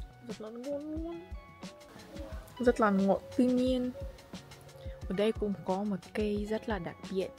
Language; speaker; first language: Vietnamese; non-native, learner; Russian